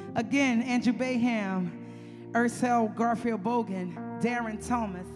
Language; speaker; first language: English; native; English